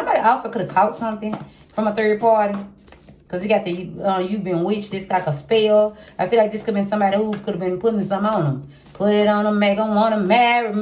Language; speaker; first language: English; native; English